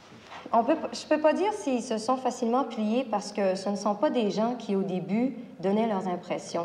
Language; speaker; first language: French; native; French